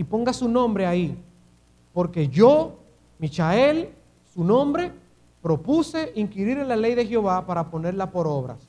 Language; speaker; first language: Spanish; native; Spanish